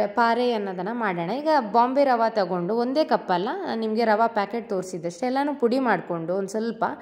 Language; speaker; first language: Kannada; native; Kannada